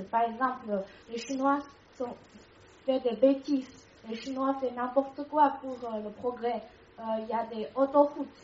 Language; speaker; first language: French; non-native, learner; Chinese